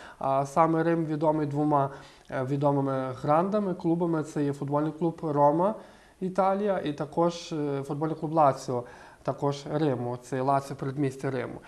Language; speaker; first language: Ukrainian; native; Ukrainian